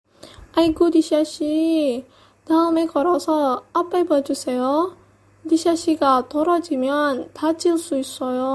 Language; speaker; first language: Korean; non-native, learner; Indonesian